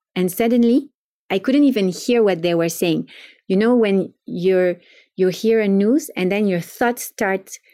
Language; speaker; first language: English; non-native, fluent; French